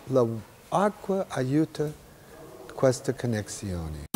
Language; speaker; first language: Italian; non-native, learner; English